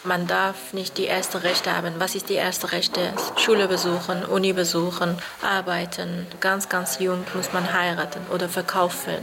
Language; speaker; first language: German; non-native, learner; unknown